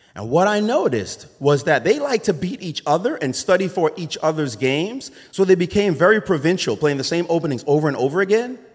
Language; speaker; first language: English; native; English